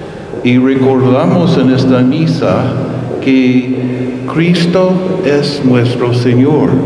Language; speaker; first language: Spanish; non-native, fluent; English